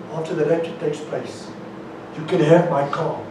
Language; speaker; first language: English; non-native, local second language; Afrikaans